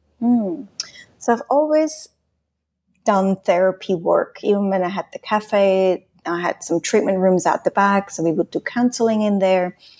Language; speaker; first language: English; non-native, fluent; Swiss German